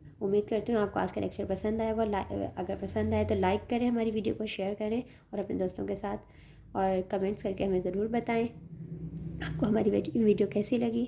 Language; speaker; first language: Urdu; native; Urdu